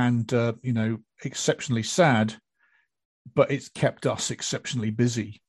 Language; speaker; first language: English; native; English